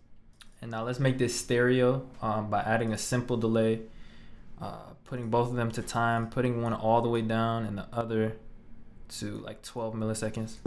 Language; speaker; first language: English; native; English